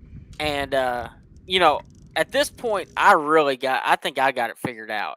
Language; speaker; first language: English; native; English